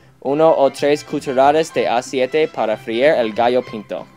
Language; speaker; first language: Spanish; non-native, learner; English